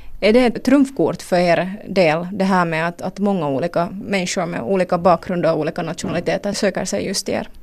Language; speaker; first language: Swedish; native; Swedish